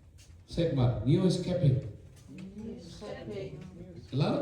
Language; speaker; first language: Dutch; non-native, learner; Indonesian